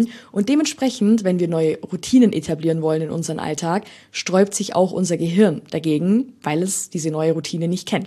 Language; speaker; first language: German; native; German